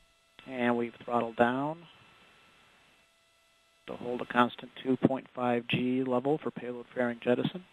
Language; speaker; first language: English; native; English